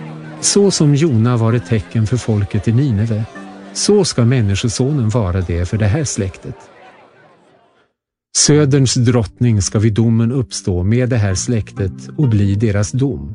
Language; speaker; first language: Swedish; native; Swedish